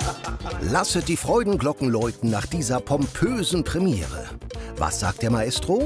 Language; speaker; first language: German; native; German